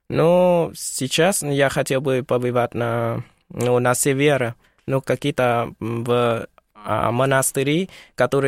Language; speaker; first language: Russian; non-native, learner; Vietnamese